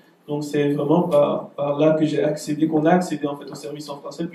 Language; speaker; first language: French; native; French